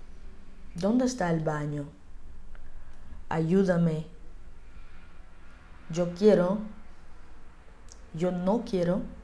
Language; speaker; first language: Spanish; non-native, fluent; Portuguese